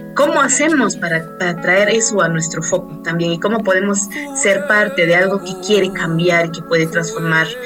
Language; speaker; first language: Spanish; non-native, local second language; Kaqchikel